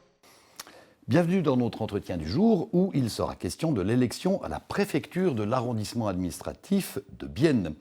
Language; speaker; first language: French; native; French